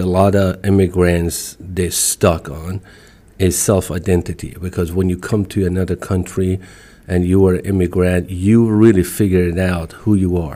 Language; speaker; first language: English; non-native, fluent; Persian